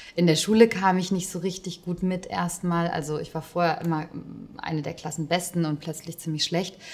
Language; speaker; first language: German; native; German